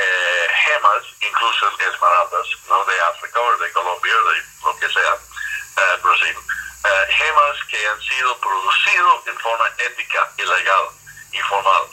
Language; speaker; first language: Spanish; non-native, fluent; English